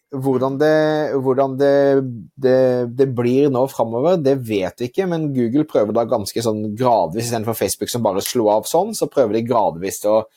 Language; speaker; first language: Norwegian; native; Norwegian